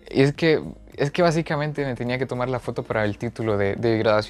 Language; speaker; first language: Spanish; native; Spanish